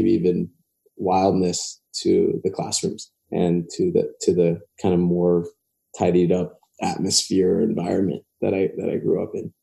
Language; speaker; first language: English; native; English